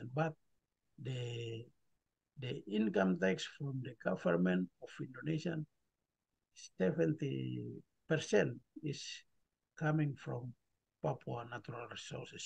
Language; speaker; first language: English; non-native, learner; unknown